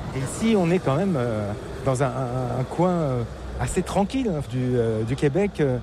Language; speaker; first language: French; native; French